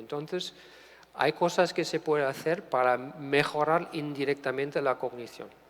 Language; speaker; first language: Spanish; non-native, fluent; German